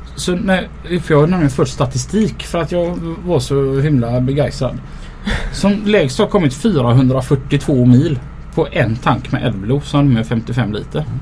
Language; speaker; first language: Swedish; native; Swedish